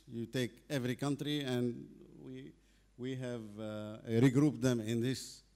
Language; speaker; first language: English; non-native, fluent; Arabic